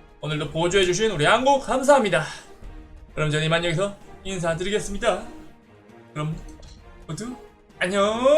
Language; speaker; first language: Korean; native; Korean